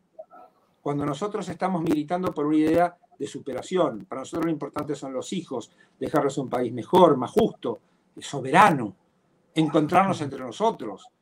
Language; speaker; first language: Spanish; native; Spanish